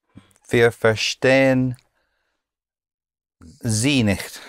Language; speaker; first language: German; non-native, learner; English